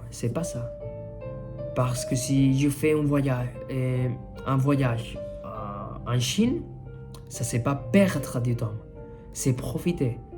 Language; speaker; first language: French; non-native, fluent; Spanish